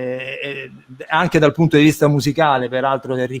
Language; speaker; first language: Italian; native; Italian